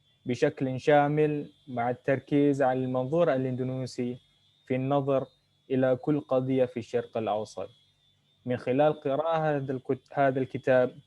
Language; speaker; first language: Arabic; non-native, fluent; Indonesian